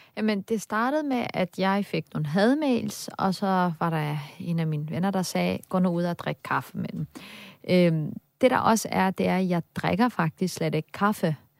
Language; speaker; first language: Danish; early bilingual, other home language; Turkish